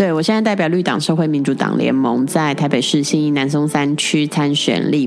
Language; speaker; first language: Chinese; native; Chinese